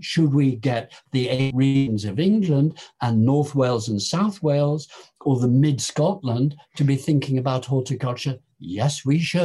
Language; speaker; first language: English; native; English